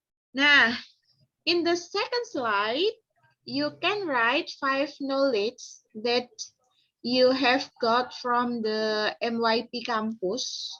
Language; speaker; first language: English; non-native, fluent; Indonesian